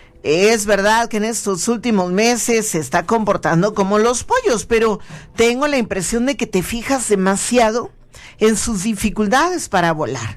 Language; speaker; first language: Spanish; native; Spanish